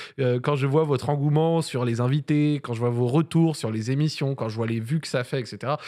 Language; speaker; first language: French; native; French